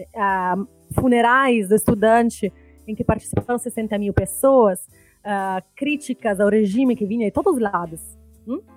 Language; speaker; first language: Portuguese; non-native, fluent; Italian